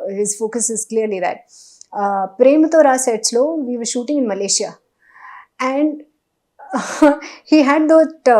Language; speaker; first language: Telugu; non-native, local second language; Hindi